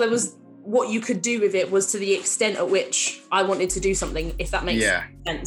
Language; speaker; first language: English; native; English